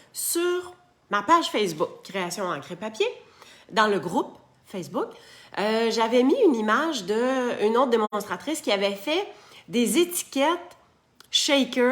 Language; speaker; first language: French; native; French